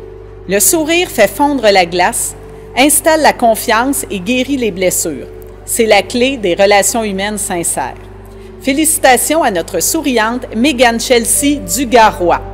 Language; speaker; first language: French; native; French